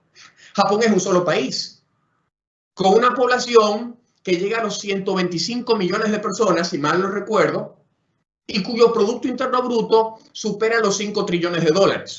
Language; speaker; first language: Spanish; native; Spanish